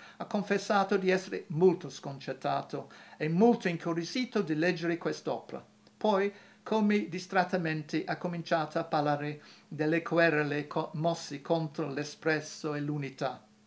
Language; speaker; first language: Italian; non-native, fluent; English